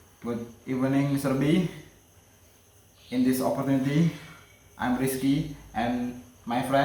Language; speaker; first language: English; non-native, learner; Indonesian